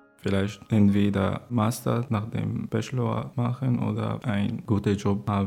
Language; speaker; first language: German; non-native, fluent; Arabic